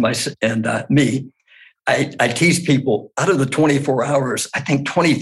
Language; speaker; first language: English; native; English